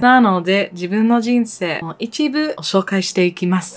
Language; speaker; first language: Japanese; non-native, fluent; English